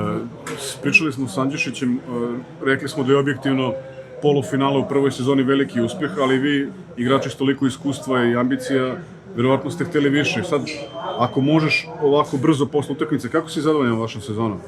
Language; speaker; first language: Bosnian; native; Bosnian